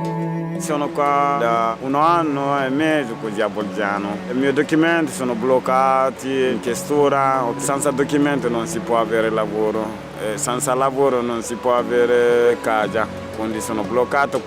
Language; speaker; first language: Italian; non-native, learner; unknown